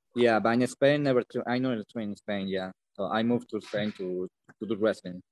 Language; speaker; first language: English; non-native, learner; Spanish